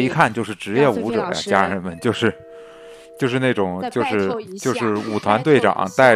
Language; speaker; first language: Chinese; native; Chinese